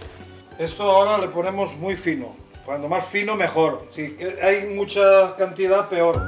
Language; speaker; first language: Spanish; native; Spanish